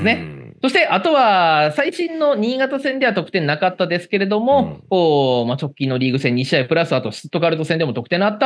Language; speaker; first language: Japanese; native; Japanese